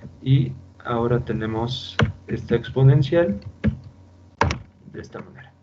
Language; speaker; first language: Spanish; native; Spanish